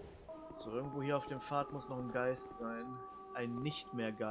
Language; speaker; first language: German; native; German